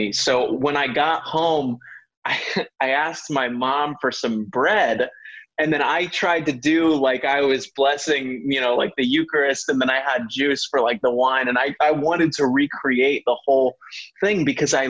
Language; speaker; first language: English; native; English